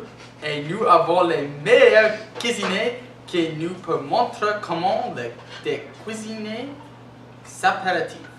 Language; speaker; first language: French; non-native, learner; English